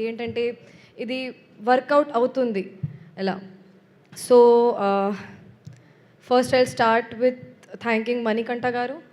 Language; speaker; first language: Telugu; non-native, learner; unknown